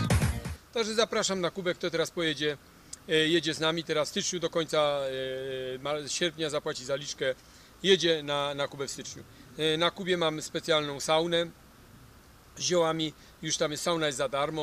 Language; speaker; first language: Polish; native; Polish